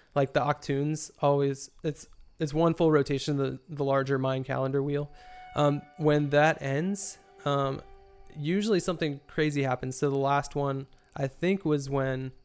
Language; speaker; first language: English; early bilingual, heritage; English